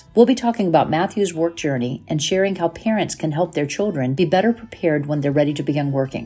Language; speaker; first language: English; native; English